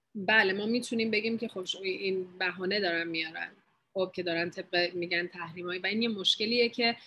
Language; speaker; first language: Persian; early bilingual, heritage; Persian